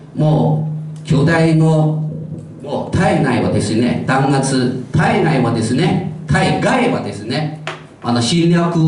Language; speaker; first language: Japanese; non-native, fluent; Chinese